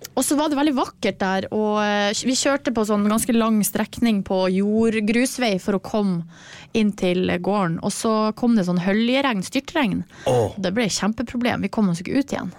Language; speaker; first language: Norwegian; native; Norwegian